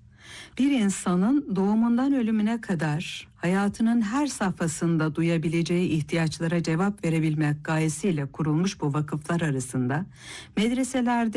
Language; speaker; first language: Turkish; native; Turkish